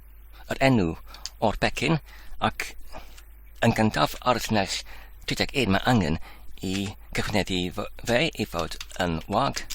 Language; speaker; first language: Welsh; non-native, learner; Polish